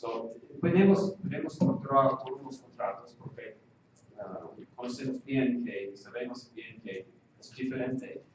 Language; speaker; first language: Spanish; non-native, fluent; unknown